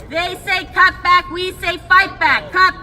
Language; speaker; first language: English; native; English